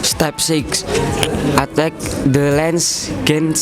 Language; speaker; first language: English; non-native, learner; Indonesian